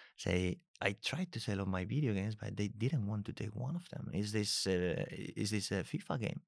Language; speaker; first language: English; non-native, fluent; Spanish